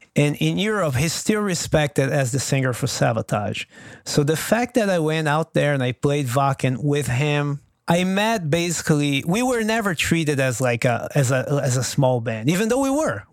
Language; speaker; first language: English; non-native, fluent; Portuguese